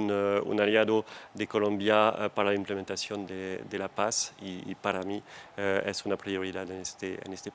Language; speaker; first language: Spanish; non-native, fluent; French